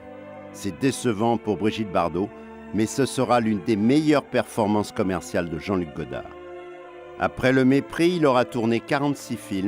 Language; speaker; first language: French; native; French